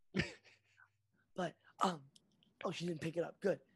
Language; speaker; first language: English; native; English